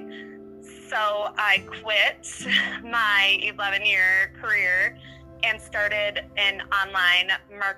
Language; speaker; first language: English; native; English